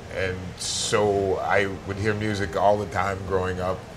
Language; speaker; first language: English; native; English